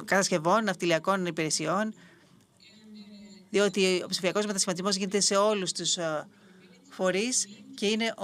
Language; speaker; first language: Greek; native; Greek